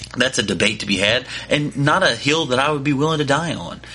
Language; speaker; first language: English; native; English